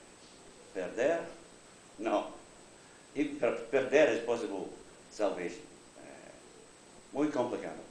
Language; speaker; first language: Spanish; non-native, learner; English